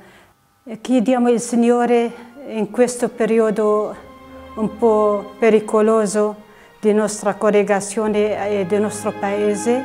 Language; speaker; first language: Italian; non-native, fluent; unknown